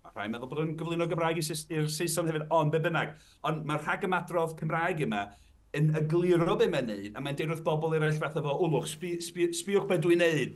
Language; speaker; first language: Welsh; non-native, fluent; English